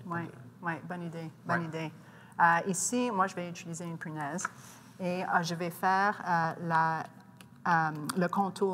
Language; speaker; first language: French; non-native, local second language; English